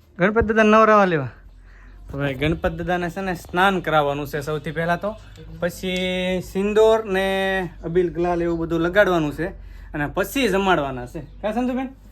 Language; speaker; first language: Gujarati; native; Gujarati